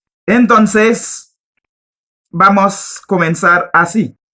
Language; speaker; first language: Spanish; non-native, learner; Haitian Creole